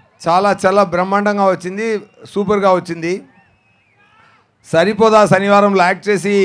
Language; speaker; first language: Telugu; non-native, fluent; Tamil